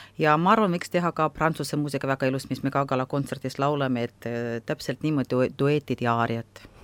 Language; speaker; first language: Estonian; non-native, local second language; Russian